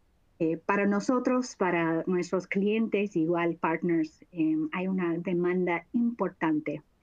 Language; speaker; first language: Spanish; non-native, fluent; English